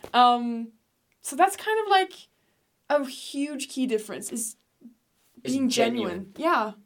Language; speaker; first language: English; non-native, fluent; Danish